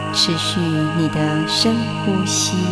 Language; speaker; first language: Chinese; native; Chinese